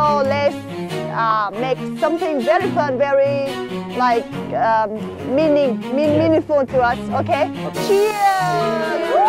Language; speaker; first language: English; non-native, learner; Vietnamese